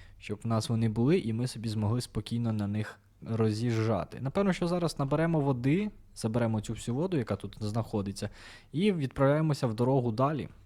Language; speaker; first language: Ukrainian; non-native, local second language; Russian